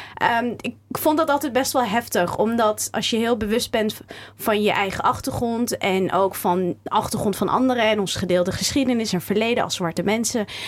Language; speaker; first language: Dutch; early bilingual, other home language; Somali